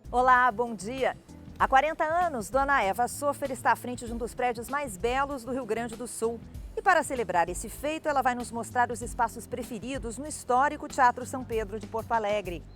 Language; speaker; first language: Portuguese; native; Portuguese